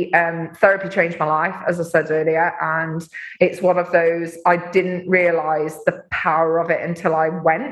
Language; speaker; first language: English; native; English